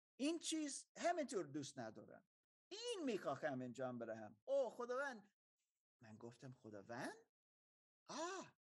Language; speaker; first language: Persian; non-native, fluent; German